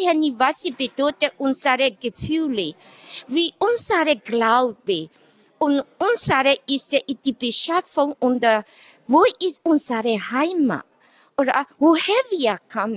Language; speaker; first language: German; non-native, learner; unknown